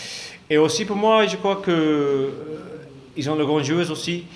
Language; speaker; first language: French; non-native, fluent; English